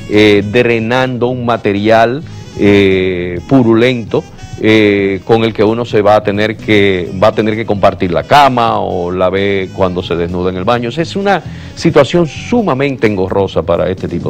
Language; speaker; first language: Spanish; native; Spanish